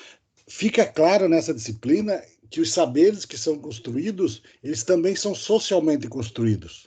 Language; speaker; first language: Portuguese; native; Portuguese